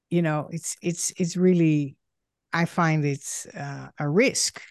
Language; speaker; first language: English; non-native, fluent; Dutch